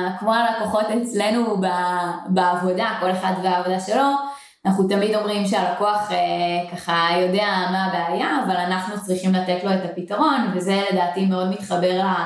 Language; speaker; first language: Hebrew; native; Hebrew